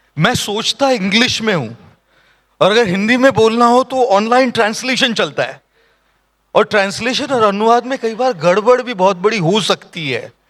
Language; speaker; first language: Hindi; non-native, local second language; Marathi